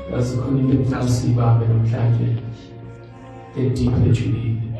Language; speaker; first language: Zulu; non-native, local second language; Xhosa